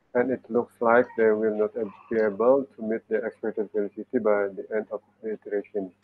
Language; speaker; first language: English; non-native, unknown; Indonesian